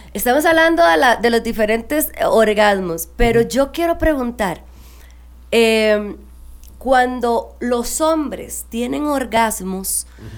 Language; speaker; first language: Spanish; native; Spanish